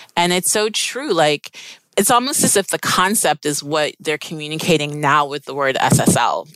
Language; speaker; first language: English; native; English